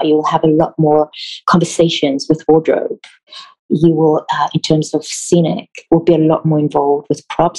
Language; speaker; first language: English; non-native, fluent; Hebrew